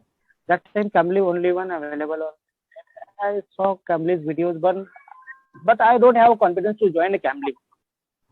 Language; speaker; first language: English; non-native, learner; Marathi